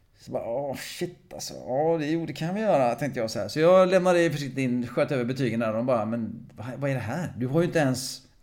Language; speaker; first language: Swedish; early bilingual, other home language; English